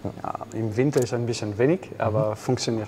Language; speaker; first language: German; non-native, fluent; French